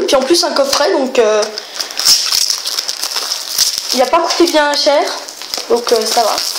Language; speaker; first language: French; native; French